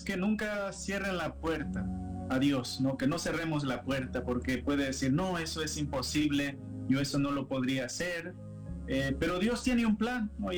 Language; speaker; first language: Spanish; native; Spanish